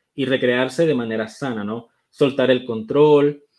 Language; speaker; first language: Spanish; native; Spanish